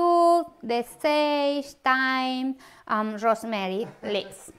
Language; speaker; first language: English; non-native, learner; Spanish